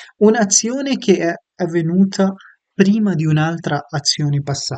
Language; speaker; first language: Italian; non-native, fluent; Urdu